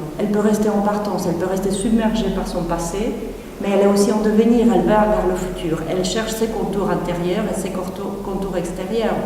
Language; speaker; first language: French; non-native, fluent; Czech